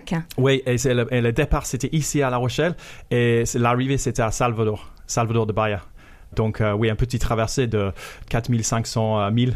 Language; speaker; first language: French; non-native, fluent; English